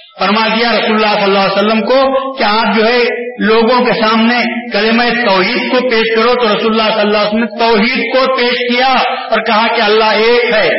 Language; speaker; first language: Urdu; native; Urdu